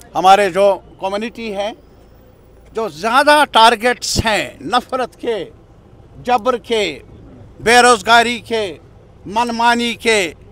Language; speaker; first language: Urdu; native; Urdu